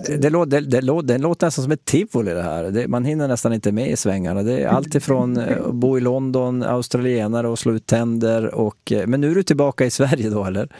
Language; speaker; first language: Swedish; native; Swedish